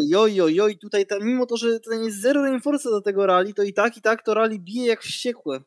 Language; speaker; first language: Polish; native; Polish